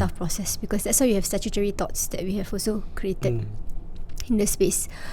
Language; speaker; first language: English; non-native, local second language; Malay